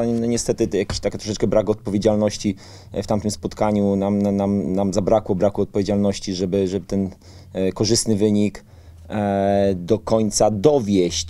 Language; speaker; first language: Polish; native; Polish